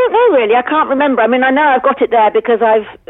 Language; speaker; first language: English; native; English